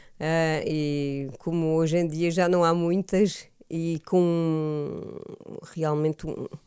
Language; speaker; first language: Portuguese; early bilingual, heritage; Portuguese